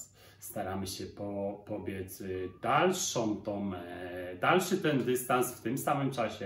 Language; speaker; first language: Polish; native; Polish